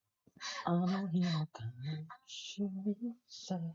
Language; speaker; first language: Japanese; non-native, learner; Malay